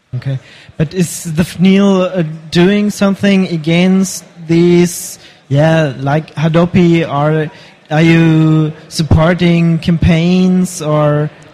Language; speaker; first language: English; non-native, fluent; German